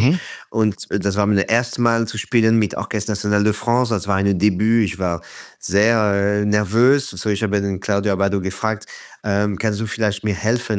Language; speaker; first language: German; non-native, fluent; French